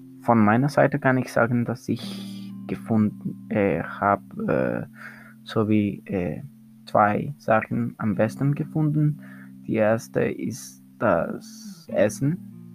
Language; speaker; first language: German; non-native, learner; Spanish